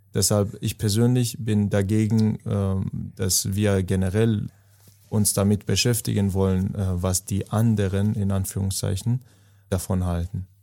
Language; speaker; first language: German; non-native, fluent; Persian